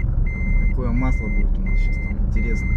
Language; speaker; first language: Russian; native; Russian